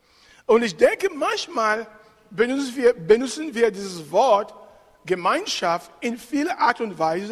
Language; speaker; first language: German; non-native, fluent; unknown